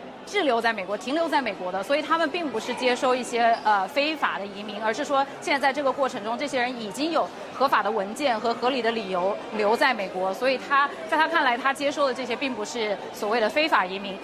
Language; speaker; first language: Chinese; native; Chinese